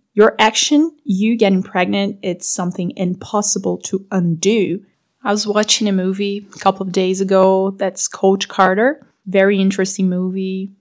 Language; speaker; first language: English; non-native, fluent; Portuguese